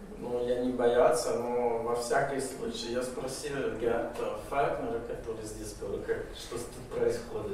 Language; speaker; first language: Russian; non-native, fluent; German